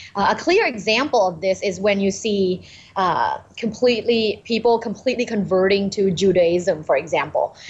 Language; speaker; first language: English; non-native, fluent; Thai